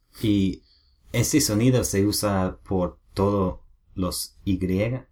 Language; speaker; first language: Spanish; non-native, learner; English